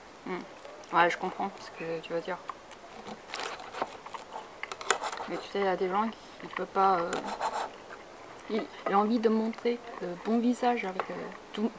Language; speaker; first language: French; non-native, fluent; Chinese